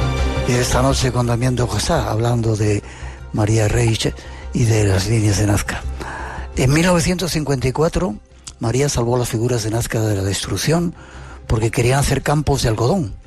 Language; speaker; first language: Spanish; native; Spanish